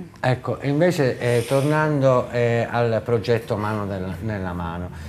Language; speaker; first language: Italian; native; Italian